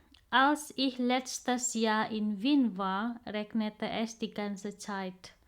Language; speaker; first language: German; non-native, fluent; Indonesian